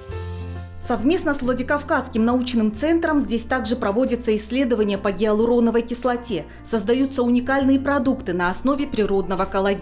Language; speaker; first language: Russian; native; Russian